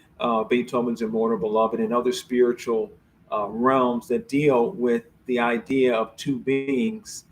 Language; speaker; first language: English; native; English